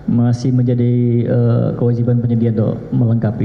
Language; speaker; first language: Indonesian; native; Indonesian